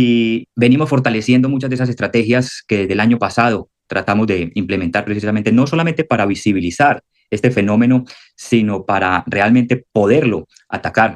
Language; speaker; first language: Spanish; native; Spanish